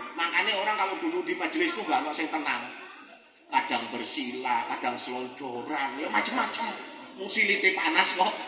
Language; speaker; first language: Indonesian; non-native, local second language; Javanese